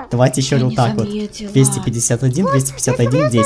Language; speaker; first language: Russian; native; Russian